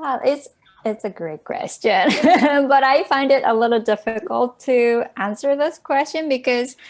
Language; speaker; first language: English; non-native, fluent; Japanese